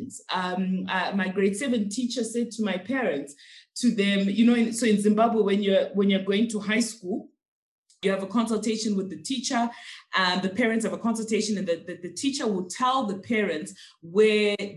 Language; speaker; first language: English; non-native, local second language; Shona